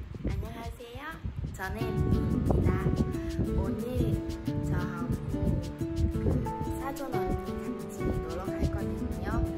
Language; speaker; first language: Korean; non-native, learner; Vietnamese